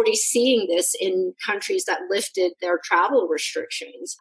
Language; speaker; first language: English; non-native, local second language; Cantonese